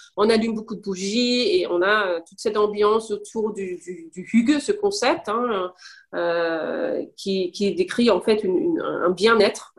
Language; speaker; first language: French; non-native, fluent; Danish